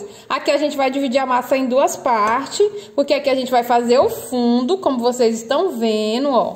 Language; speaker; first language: Portuguese; native; Portuguese